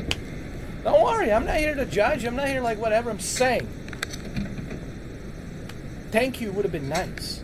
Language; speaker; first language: English; native; English